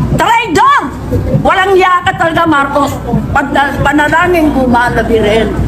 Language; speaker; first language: Filipino; non-native, local second language; Iloko